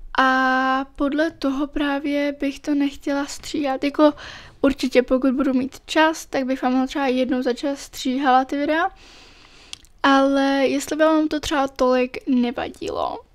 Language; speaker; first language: Czech; early bilingual, other home language; Italian